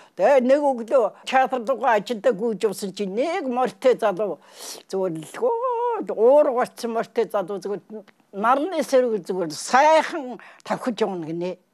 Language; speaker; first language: Mongolian; native; Mongolian